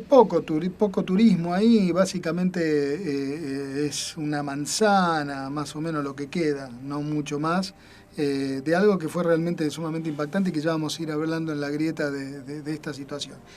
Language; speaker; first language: Spanish; native; Spanish